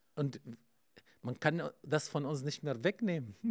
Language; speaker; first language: German; non-native, fluent; Arabic